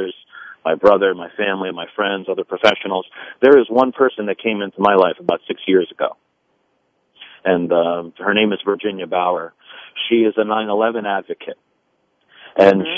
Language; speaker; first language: English; early bilingual, other home language; Italian